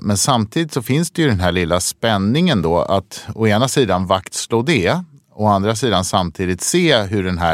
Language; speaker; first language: Swedish; native; Swedish